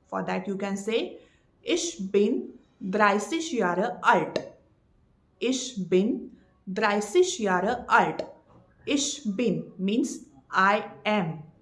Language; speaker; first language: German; non-native, fluent; Marathi